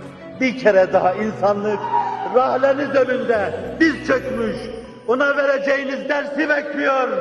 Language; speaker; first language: Turkish; native; Turkish